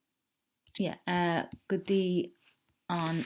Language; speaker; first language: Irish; non-native, local second language; English